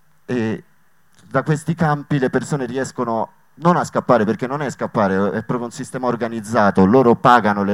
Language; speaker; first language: Italian; native; Italian